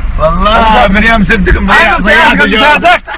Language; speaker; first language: Arabic; native; Arabic